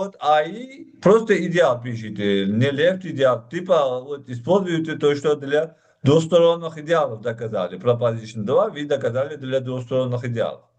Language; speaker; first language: Russian; non-native, local second language; Uzbek